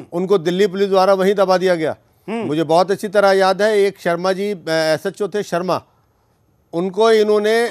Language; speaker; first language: Hindi; native; Hindi